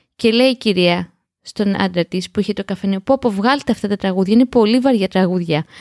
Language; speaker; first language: Greek; native; Greek